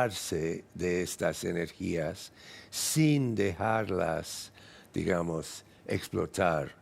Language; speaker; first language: Spanish; non-native, fluent; English